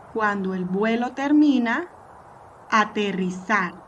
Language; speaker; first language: Spanish; native; Spanish